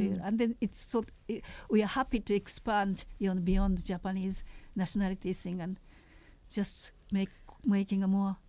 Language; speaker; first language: English; non-native, fluent; Japanese